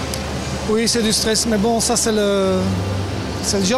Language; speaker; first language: French; non-native, local second language; Dutch